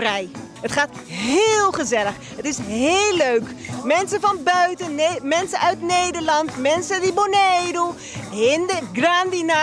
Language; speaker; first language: Dutch; non-native, local second language; Papiamento